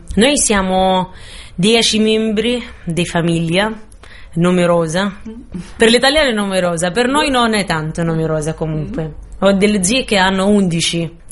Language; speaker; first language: Italian; non-native, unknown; Arabic